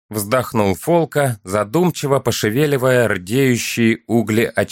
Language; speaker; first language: Russian; native; Russian